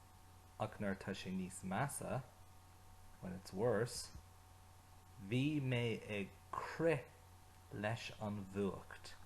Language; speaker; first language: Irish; non-native, local second language; English